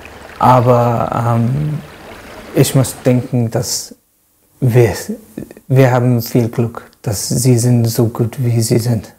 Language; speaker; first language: German; non-native, learner; English